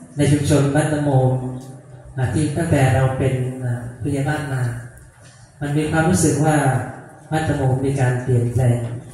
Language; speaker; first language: Thai; non-native, local second language; Lao